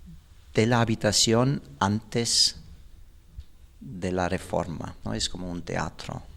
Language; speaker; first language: Spanish; non-native, fluent; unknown